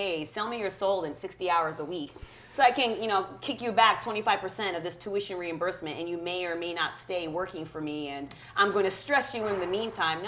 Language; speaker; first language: English; early bilingual, other home language; Russian